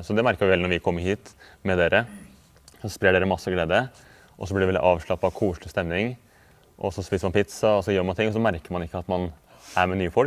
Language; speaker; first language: Norwegian; native; Norwegian